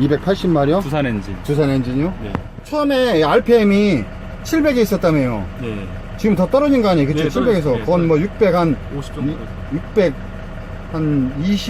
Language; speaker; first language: Korean; native; Korean